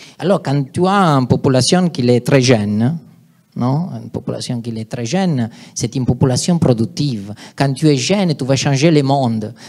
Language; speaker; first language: French; non-native, fluent; Italian